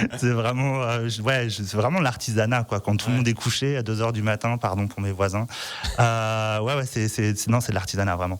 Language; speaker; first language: French; native; French